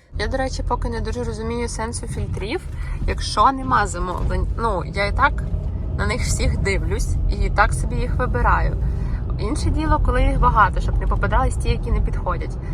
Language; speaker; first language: Ukrainian; non-native, local second language; Russian